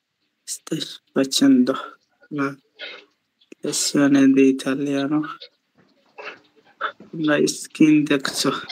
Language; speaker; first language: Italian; non-native, learner; Bangla